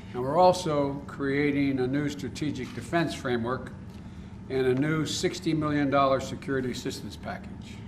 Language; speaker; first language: English; native; English